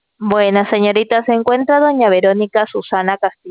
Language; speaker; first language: Spanish; native; Spanish